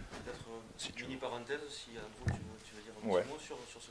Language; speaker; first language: French; native; French